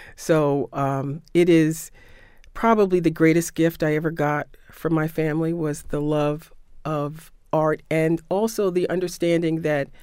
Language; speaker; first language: English; native; English